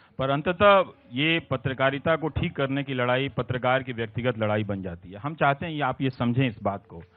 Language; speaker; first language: Hindi; non-native, local second language; Bhojpuri